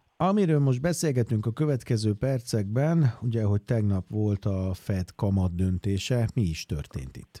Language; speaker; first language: Hungarian; native; Hungarian